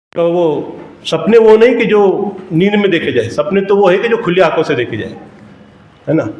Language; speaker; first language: Hindi; non-native, local second language; Marathi